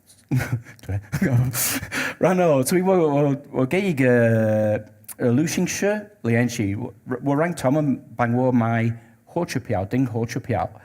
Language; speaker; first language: Chinese; non-native, learner; English